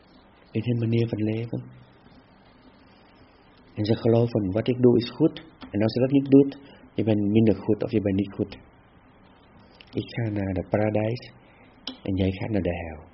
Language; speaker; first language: Dutch; non-native, fluent; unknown